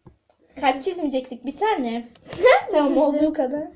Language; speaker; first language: Turkish; native; Turkish